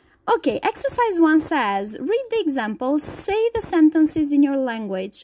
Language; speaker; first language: English; non-native, fluent; Albanian